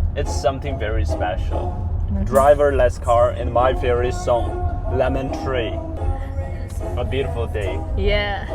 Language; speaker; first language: English; non-native, learner; Chinese